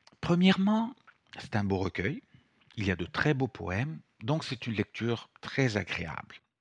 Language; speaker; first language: French; non-native, fluent; Italian